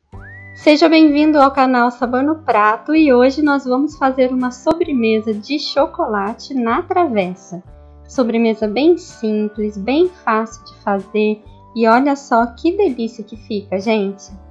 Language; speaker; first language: Portuguese; native; Portuguese